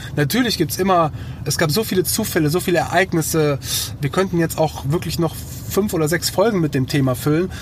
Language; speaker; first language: German; early bilingual, other home language; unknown